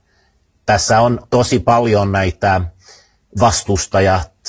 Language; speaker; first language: Finnish; early bilingual, other home language; Swedish